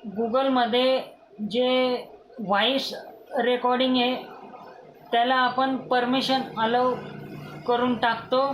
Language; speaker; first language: Marathi; non-native, local second language; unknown